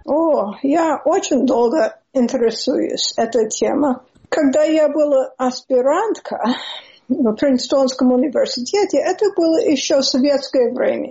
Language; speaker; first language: Russian; non-native, learner; English